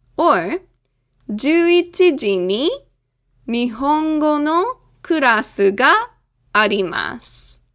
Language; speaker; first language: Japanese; non-native, fluent; English